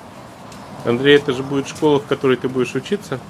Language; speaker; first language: Russian; native; Russian